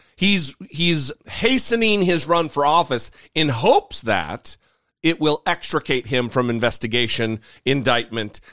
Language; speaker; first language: English; native; English